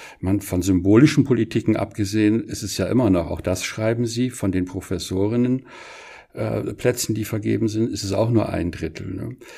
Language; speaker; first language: German; native; German